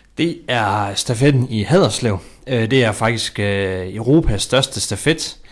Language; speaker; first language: Danish; native; Danish